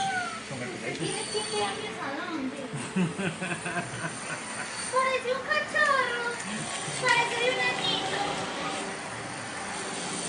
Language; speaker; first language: Spanish; native; Spanish